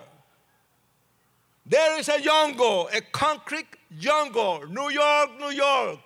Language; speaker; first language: English; non-native, fluent; Spanish